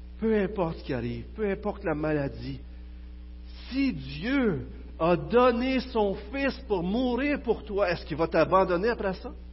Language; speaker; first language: French; native; French